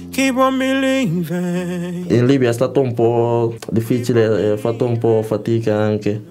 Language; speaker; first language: Italian; non-native, learner; Igbo